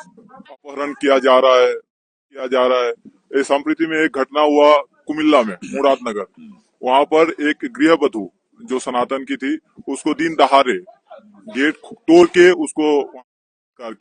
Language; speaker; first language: Hindi; non-native, fluent; Bangla